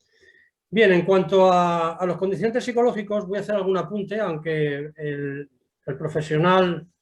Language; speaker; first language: Spanish; native; Spanish